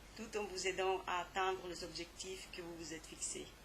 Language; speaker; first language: French; non-native, fluent; Spanish